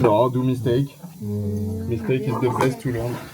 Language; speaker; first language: English; non-native, fluent; French